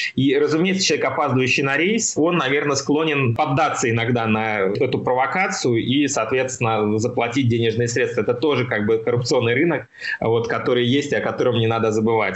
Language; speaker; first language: Russian; native; Russian